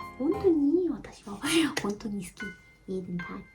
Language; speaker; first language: Japanese; non-native, learner; German